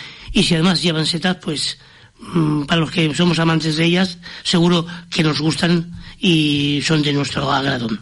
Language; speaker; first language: Spanish; native; Spanish